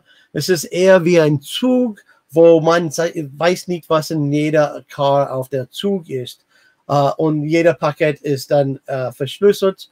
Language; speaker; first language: German; non-native, fluent; English